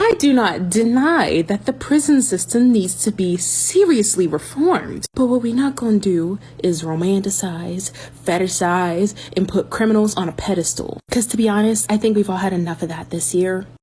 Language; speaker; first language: English; native; English